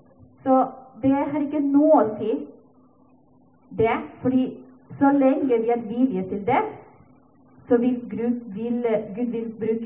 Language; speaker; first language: Norwegian; non-native, fluent; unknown